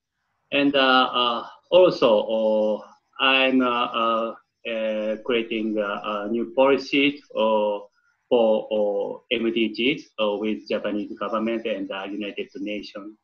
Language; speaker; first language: English; non-native, learner; Japanese